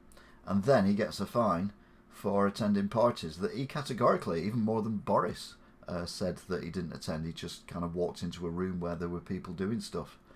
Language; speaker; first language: English; native; English